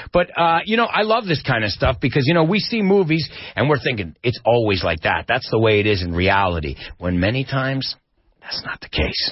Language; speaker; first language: English; native; English